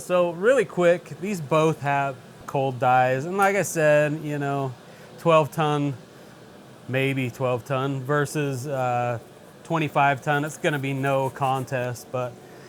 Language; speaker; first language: English; native; English